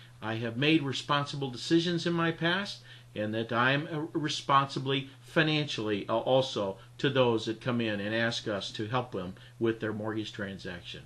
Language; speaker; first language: English; native; English